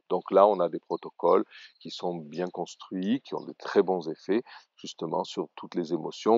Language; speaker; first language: French; native; French